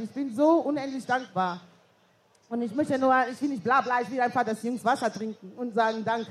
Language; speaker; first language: German; non-native, fluent; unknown